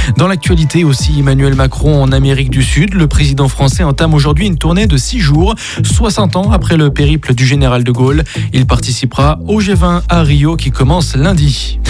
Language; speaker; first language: French; native; French